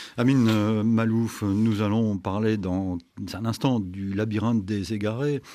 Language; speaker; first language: French; native; French